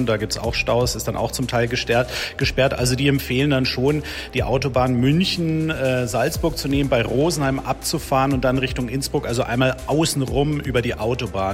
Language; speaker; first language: German; native; German